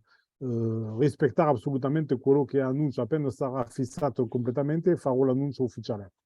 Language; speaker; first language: Italian; non-native, fluent; French